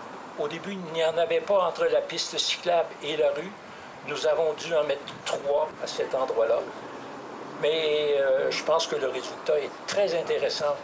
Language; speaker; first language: French; native; French